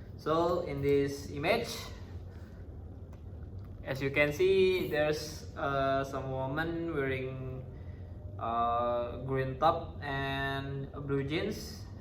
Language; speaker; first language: English; non-native, learner; Indonesian